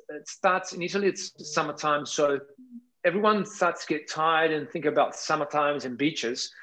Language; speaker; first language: English; non-native, fluent; Italian